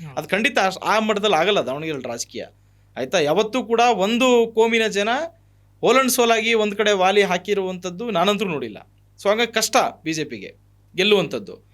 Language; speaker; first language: Kannada; native; Kannada